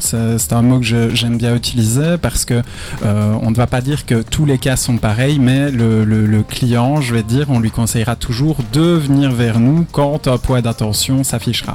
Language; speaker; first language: French; native; French